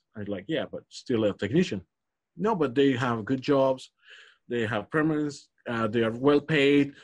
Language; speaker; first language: English; non-native, fluent; Spanish